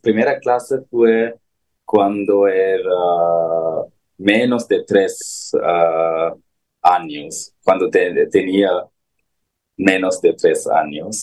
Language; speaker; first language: Spanish; non-native, learner; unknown